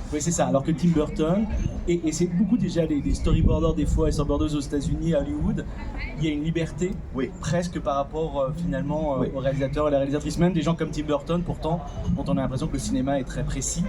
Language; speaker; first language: French; native; French